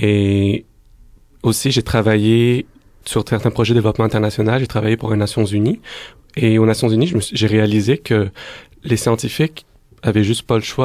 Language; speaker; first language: French; native; French